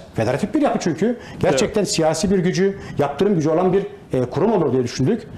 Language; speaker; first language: Turkish; native; Turkish